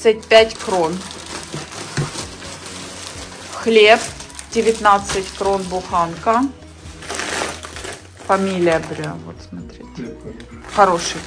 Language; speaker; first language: Russian; native; Russian